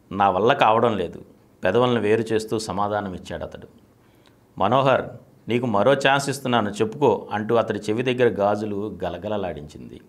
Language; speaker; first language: Telugu; native; Telugu